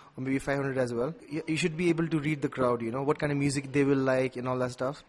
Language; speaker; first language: English; non-native, local second language; Nepali